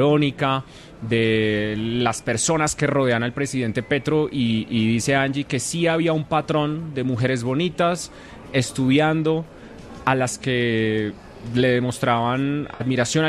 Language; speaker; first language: Spanish; native; Spanish